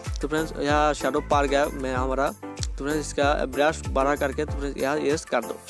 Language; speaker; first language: Hindi; non-native, local second language; Bangla